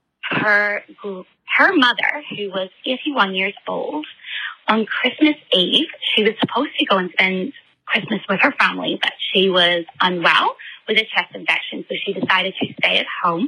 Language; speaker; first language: English; native; English